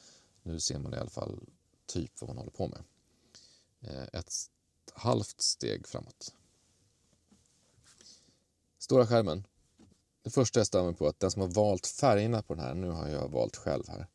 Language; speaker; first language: Swedish; native; Swedish